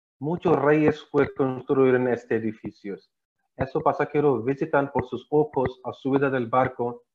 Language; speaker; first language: Spanish; non-native, learner; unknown